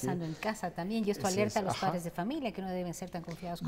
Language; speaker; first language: Spanish; native; Spanish